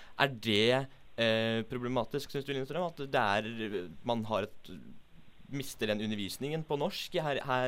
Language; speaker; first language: Norwegian; native; Norwegian